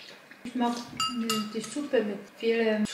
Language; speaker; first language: German; non-native, learner; Korean